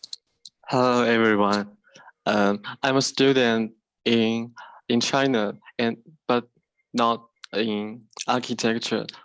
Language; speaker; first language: English; non-native, learner; Chinese